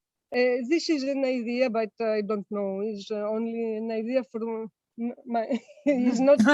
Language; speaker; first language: English; non-native, learner; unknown